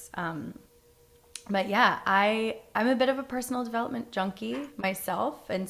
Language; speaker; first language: English; native; English